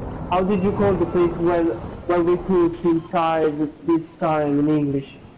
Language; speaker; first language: English; non-native, learner; Italian